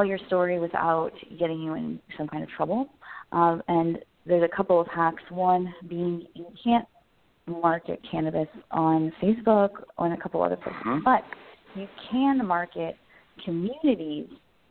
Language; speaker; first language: English; native; English